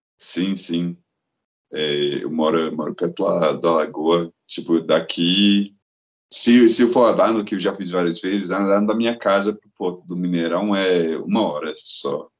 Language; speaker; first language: Portuguese; non-native, fluent; English